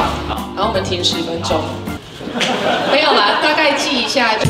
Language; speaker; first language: Chinese; native; Chinese